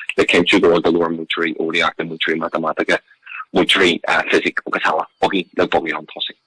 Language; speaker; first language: Irish; non-native, local second language; English